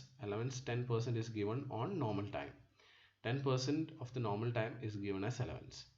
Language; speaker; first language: English; non-native, local second language; Malayalam